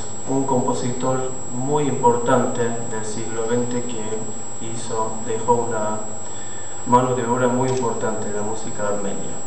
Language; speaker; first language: Spanish; non-native, fluent; Armenian